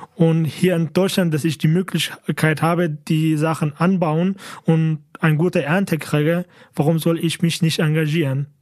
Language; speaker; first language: German; non-native, fluent; Kurdish